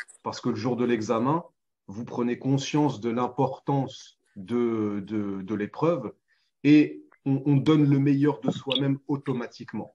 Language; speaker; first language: French; native; French